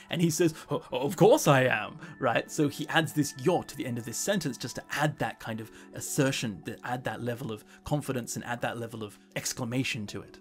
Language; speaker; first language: English; native; English